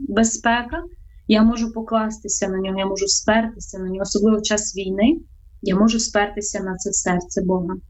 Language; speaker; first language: Ukrainian; native; Ukrainian